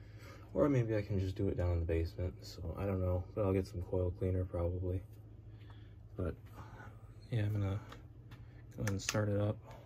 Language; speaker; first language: English; native; English